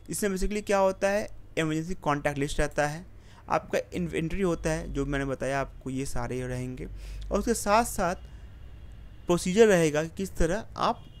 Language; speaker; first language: Hindi; native; Hindi